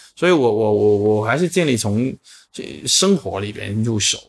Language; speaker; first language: Chinese; non-native, local second language; Min Nan Chinese